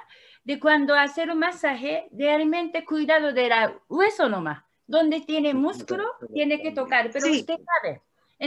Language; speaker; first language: Spanish; non-native, learner; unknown